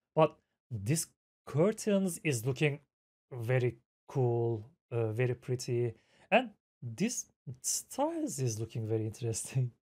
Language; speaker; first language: English; non-native, fluent; Turkish